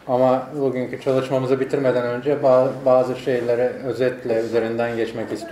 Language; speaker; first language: Turkish; native; Turkish